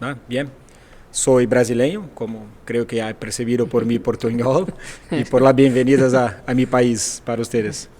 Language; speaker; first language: Spanish; non-native, fluent; Portuguese